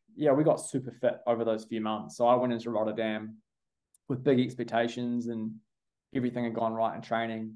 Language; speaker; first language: English; native; English